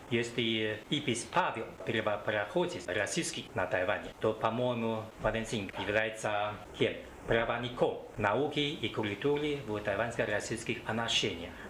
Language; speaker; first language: Russian; non-native, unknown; Chinese